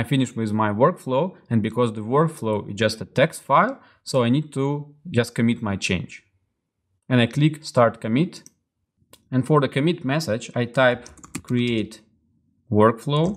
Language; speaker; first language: English; non-native, fluent; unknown